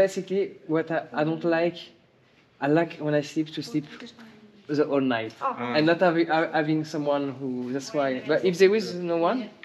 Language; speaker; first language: English; non-native, learner; French